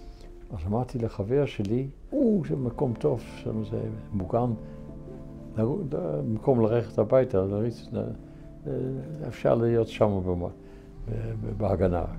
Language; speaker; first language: Hebrew; non-native, fluent; Dutch